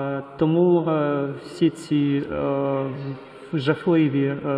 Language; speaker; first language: Ukrainian; native; Ukrainian